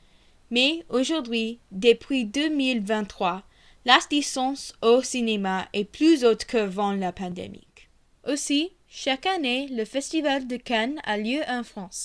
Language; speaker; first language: French; non-native, learner; English